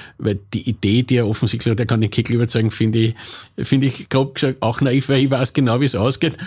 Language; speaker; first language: German; native; German